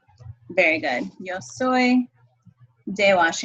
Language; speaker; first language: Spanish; non-native, fluent; English